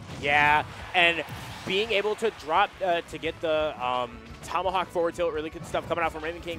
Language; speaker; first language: English; native; English